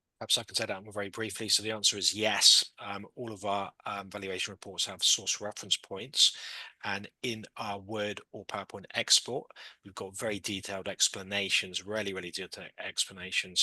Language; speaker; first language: English; native; English